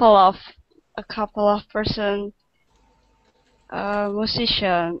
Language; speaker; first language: English; non-native, learner; Indonesian